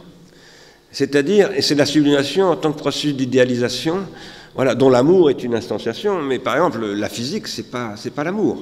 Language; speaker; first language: French; native; French